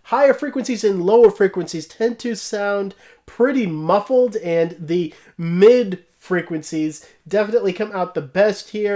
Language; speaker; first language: English; native; English